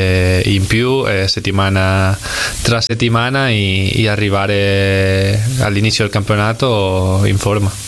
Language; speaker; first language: Italian; non-native, learner; Spanish